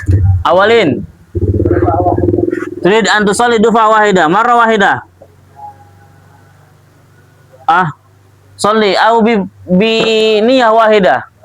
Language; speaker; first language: Arabic; non-native, fluent; Indonesian